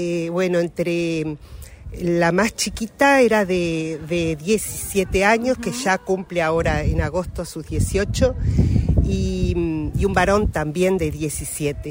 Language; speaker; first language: Spanish; native; Spanish